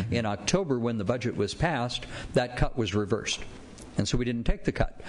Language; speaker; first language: English; native; English